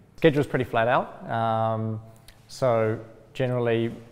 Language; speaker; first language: English; native; English